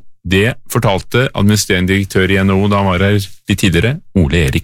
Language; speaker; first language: Norwegian; native; Norwegian